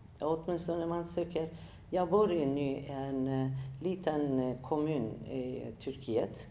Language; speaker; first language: Swedish; non-native, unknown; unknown